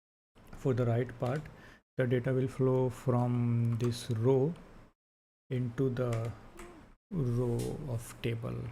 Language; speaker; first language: English; non-native, local second language; Hindi